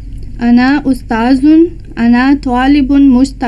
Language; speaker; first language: Arabic; non-native, learner; Urdu